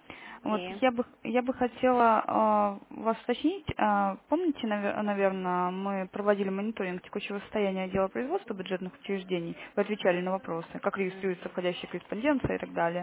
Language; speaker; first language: Russian; native; Russian